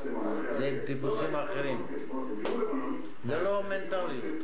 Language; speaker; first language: Hebrew; non-native, fluent; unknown